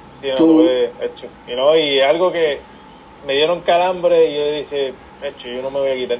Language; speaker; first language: Spanish; native; Spanish